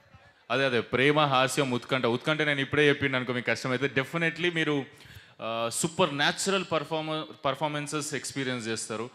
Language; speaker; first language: Telugu; native; Telugu